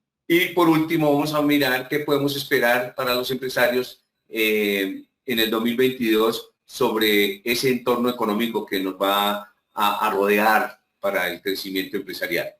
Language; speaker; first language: Spanish; native; Spanish